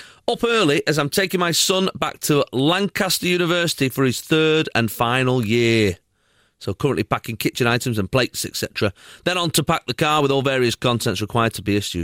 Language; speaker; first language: English; native; English